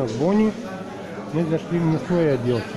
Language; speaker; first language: Russian; native; Russian